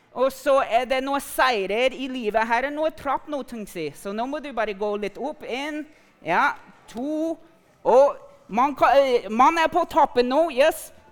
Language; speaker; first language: Norwegian; non-native, fluent; English